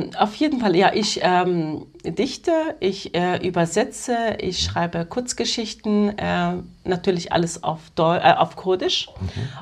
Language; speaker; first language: German; early bilingual, other home language; Kurdish